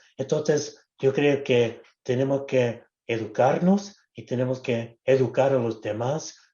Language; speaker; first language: Spanish; non-native, local second language; English